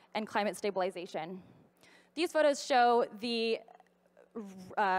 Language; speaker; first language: English; native; English